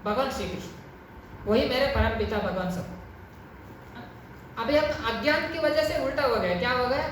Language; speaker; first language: Hindi; non-native, local second language; Kannada